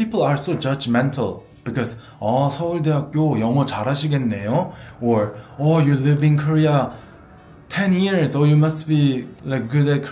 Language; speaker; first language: English; non-native, fluent; Korean